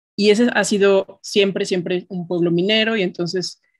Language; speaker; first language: Spanish; native; Spanish